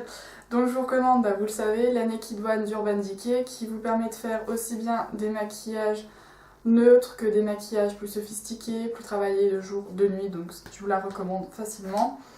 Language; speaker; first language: French; native; French